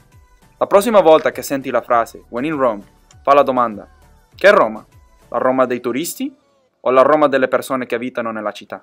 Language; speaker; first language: Italian; non-native, learner; Spanish